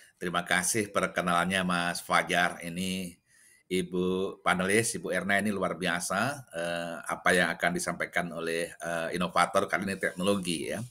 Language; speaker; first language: Indonesian; native; Indonesian